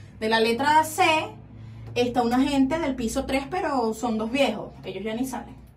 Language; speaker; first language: Spanish; native; Spanish